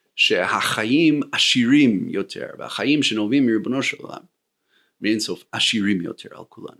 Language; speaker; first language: Hebrew; non-native, fluent; English